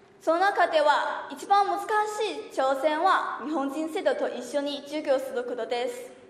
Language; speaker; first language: Japanese; non-native, learner; Chinese